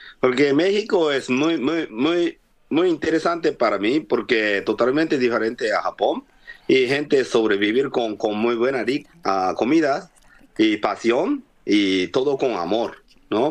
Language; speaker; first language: Spanish; non-native, learner; Japanese